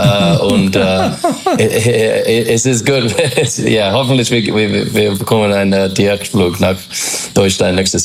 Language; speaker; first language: German; non-native, learner; English